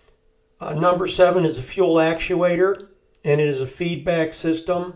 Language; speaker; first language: English; native; English